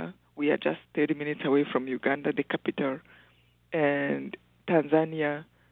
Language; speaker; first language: English; non-native, local second language; Kinyarwanda